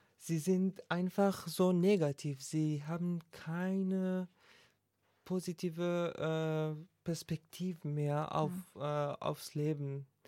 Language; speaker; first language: German; non-native, learner; Persian